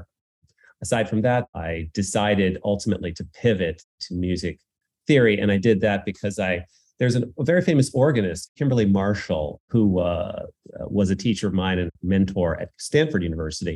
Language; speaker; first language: English; native; English